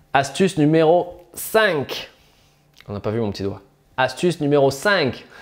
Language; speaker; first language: French; native; French